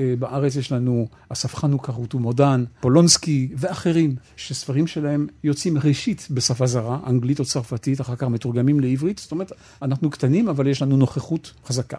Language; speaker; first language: Hebrew; non-native, fluent; French